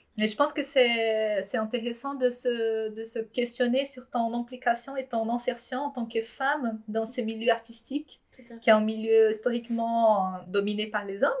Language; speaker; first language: French; non-native, fluent; Portuguese